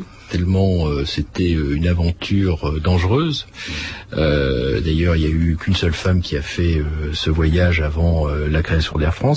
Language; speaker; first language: French; native; French